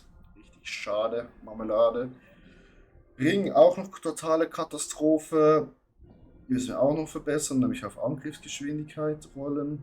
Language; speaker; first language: German; native; German